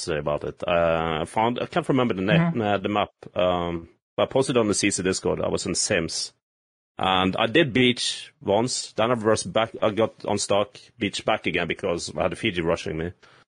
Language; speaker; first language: English; non-native, fluent; Norwegian